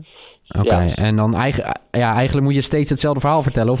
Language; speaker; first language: Dutch; native; Dutch